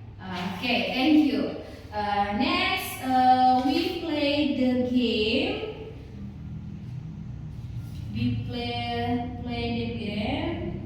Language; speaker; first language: English; non-native, learner; Indonesian